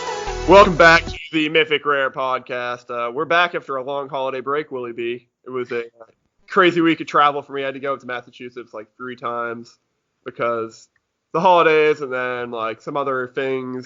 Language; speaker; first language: English; native; English